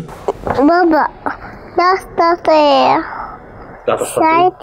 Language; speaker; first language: Arabic; early bilingual, heritage; Arabic